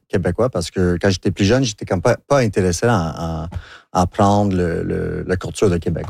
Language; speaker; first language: French; non-native, local second language; English